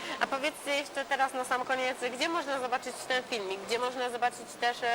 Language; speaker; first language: Polish; native; Polish